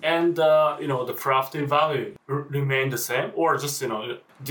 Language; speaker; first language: English; non-native, fluent; Japanese